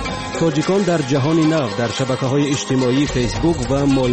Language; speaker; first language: Tajik; native; Tajik